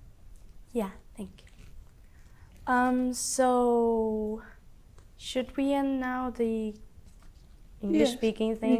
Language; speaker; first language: English; non-native, fluent; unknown